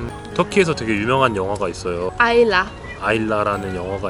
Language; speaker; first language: Korean; native; Korean